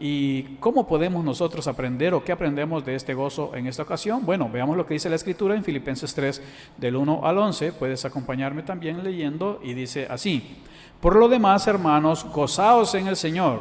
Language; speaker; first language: Spanish; native; Spanish